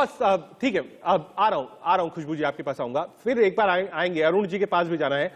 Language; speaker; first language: Hindi; native; Hindi